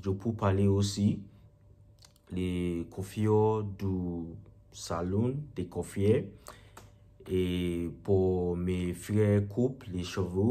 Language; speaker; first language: French; non-native, learner; Yoruba